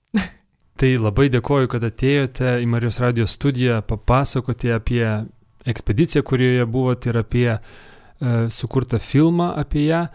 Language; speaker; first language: Lithuanian; native; Lithuanian